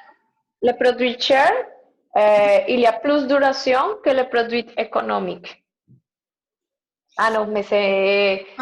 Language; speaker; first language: French; non-native, learner; Spanish